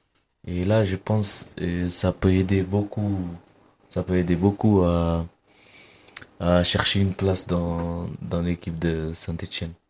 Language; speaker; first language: French; non-native, fluent; Kabuverdianu